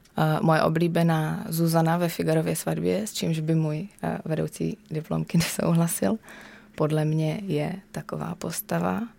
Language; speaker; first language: Czech; native; Czech